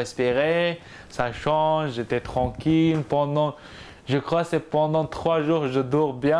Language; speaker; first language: French; non-native, learner; Persian